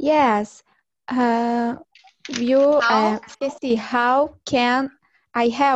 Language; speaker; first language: English; non-native, learner; Portuguese